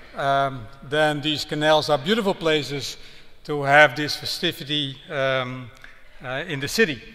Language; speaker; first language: English; non-native, fluent; Dutch